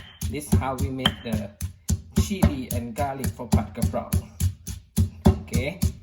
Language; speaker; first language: English; non-native, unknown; Thai